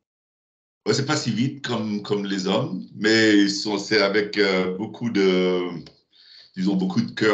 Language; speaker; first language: French; non-native, learner; German